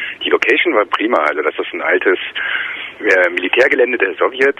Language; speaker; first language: German; native; German